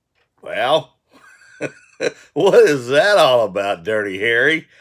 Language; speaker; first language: English; native; English